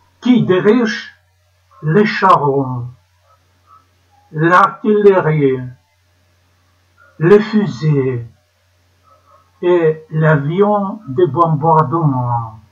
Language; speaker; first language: French; non-native, learner; Ukrainian